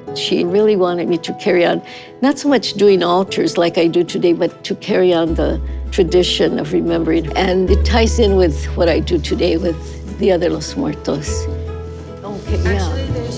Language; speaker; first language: English; native; English